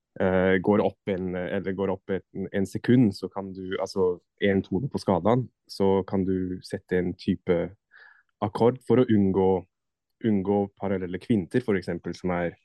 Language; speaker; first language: Norwegian; non-native, fluent; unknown